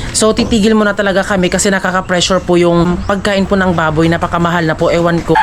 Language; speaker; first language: Filipino; non-native, local second language; Cebuano